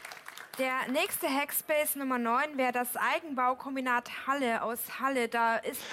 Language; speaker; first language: German; native; German